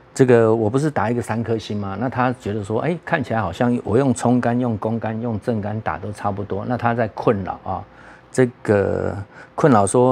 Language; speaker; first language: Chinese; native; Chinese